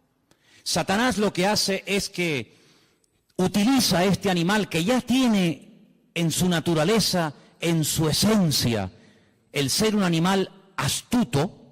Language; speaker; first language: Spanish; native; Spanish